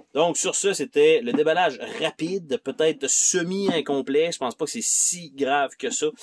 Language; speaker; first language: French; native; French